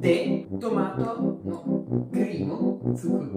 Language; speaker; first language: Japanese; non-native, learner; Italian